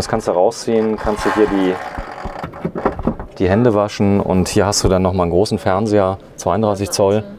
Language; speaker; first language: German; native; German